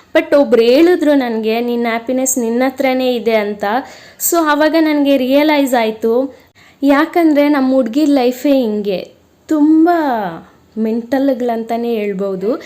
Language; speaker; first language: Kannada; native; Kannada